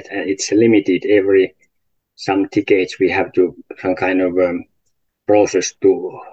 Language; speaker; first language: English; non-native, learner; Finnish